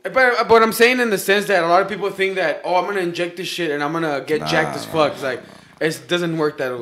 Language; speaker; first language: English; early bilingual, other home language; Spanish